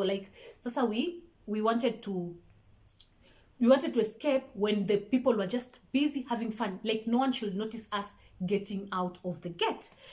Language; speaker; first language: English; non-native, local second language; Swahili